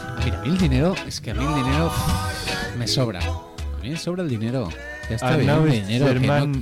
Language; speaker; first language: Spanish; native; Spanish